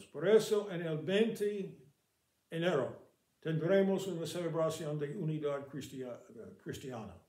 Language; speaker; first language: Spanish; non-native, fluent; English